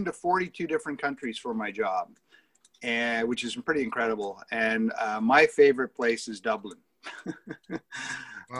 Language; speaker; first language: English; native; English